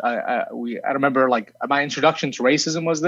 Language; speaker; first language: English; early bilingual, other home language; Arabic